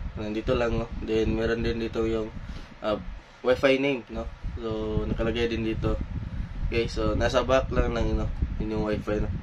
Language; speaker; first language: Filipino; non-native, local second language; Cebuano